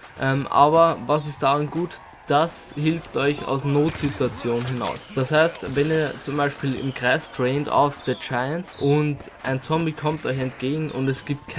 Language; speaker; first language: German; native; German